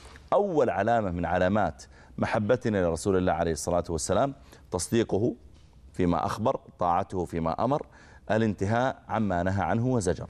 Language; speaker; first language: Arabic; native; Arabic